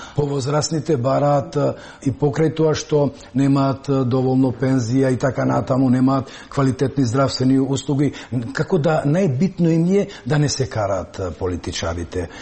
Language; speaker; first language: Macedonian; non-native, local second language; Albanian